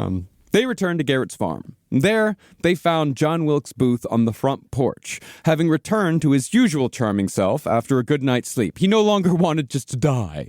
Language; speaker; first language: English; native; English